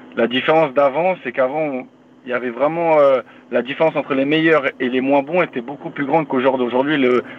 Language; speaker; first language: French; native; French